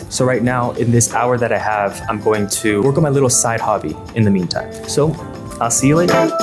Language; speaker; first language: English; non-native, fluent; Spanish